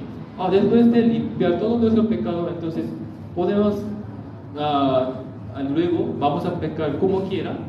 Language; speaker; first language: Spanish; non-native, learner; Korean